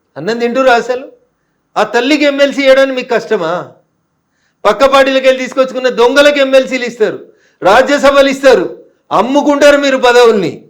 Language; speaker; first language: Telugu; native; Telugu